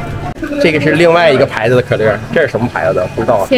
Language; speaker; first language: Chinese; native; Chinese